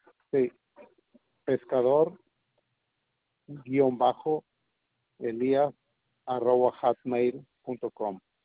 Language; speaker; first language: Spanish; native; Spanish